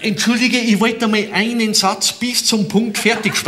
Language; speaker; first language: German; native; German